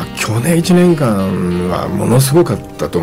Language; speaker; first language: Japanese; native; Japanese